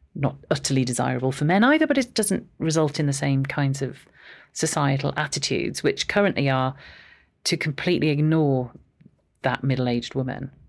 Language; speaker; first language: English; native; English